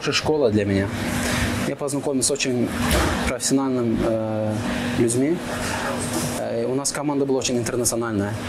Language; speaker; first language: Russian; non-native, fluent; Azerbaijani